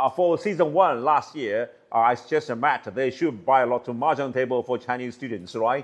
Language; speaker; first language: English; non-native, learner; Chinese